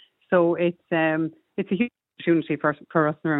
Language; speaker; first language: English; native; English